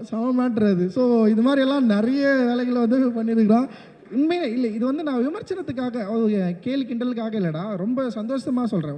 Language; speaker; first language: Tamil; native; Tamil